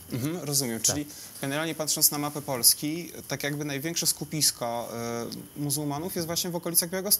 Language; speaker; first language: Polish; native; Polish